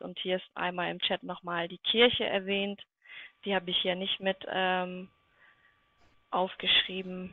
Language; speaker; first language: German; native; German